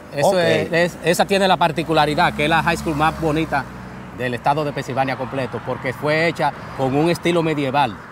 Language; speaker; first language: Spanish; native; Spanish